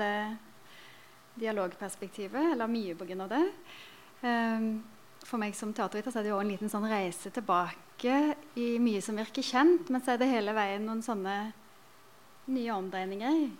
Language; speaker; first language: Norwegian; native; Norwegian